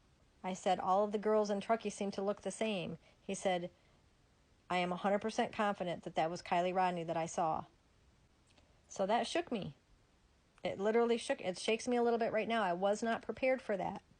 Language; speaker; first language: English; native; English